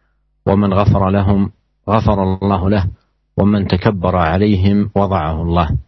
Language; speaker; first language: Arabic; native; Arabic